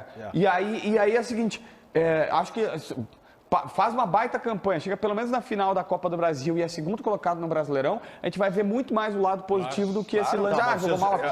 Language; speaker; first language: Portuguese; native; Portuguese